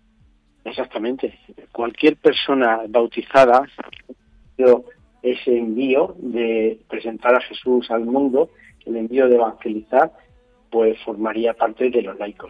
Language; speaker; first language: Spanish; native; Spanish